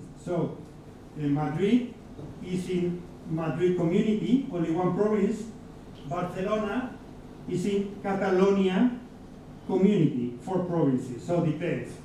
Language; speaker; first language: English; non-native, fluent; Spanish